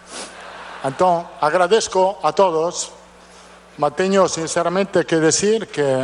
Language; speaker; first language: Portuguese; non-native, learner; Italian